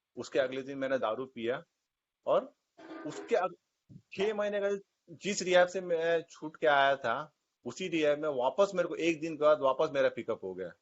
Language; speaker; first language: Hindi; non-native, local second language; Marathi